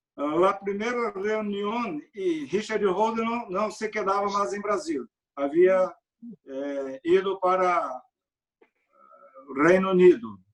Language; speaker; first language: Spanish; non-native, learner; Portuguese